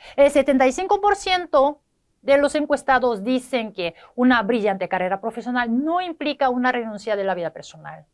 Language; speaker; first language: Spanish; non-native, fluent; Korean